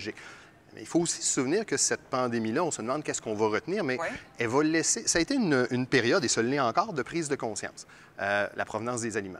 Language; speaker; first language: French; native; French